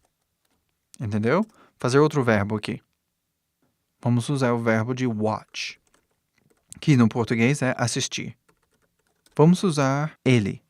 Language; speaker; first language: Portuguese; non-native, fluent; English